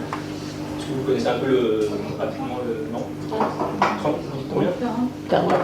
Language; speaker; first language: French; native; French